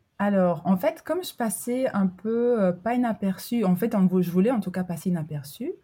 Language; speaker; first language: French; early bilingual, other home language; Albanian